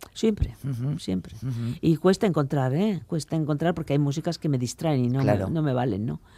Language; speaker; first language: Spanish; native; Spanish